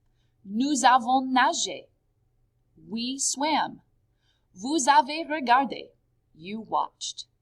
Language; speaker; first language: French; non-native, fluent; English